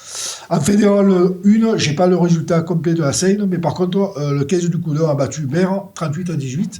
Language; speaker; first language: French; native; French